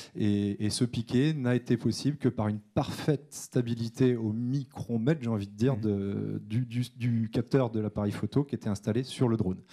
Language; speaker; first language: French; native; French